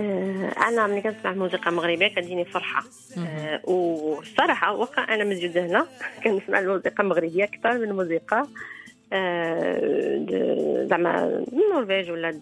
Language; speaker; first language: Arabic; early bilingual, heritage; Arabic